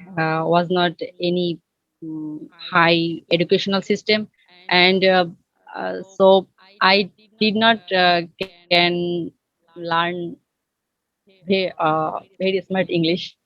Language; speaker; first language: English; non-native, learner; Bangla